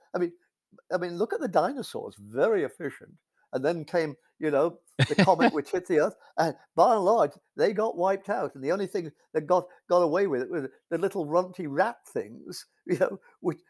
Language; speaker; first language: English; native; English